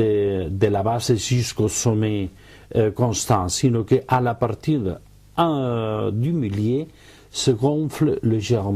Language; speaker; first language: French; non-native, learner; Catalan